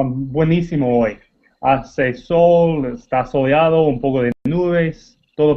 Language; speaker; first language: Spanish; non-native, learner; English